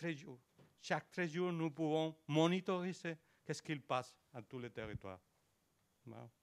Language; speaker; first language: French; non-native, learner; Spanish